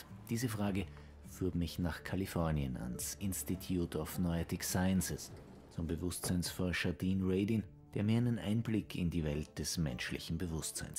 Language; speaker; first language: German; native; German